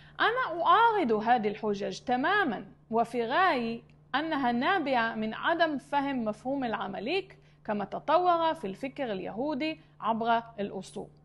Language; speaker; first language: Arabic; non-native, fluent; Hebrew